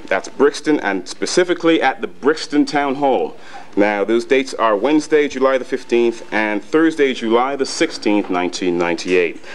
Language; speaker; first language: English; native; English